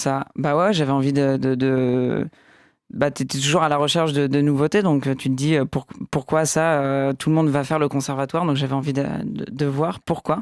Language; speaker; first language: French; native; French